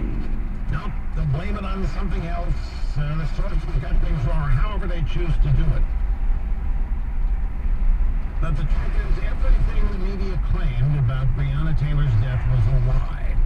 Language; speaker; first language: English; native; English